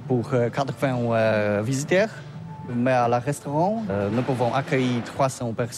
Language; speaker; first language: French; non-native, learner; Polish